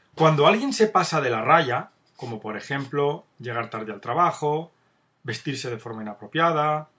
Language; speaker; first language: Spanish; native; Spanish